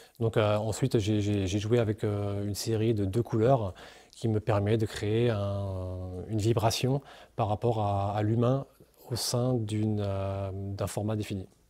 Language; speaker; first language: French; native; French